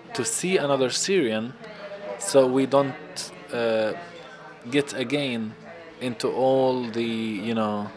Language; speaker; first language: English; non-native, fluent; Arabic